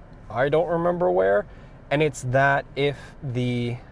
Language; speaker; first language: English; native; English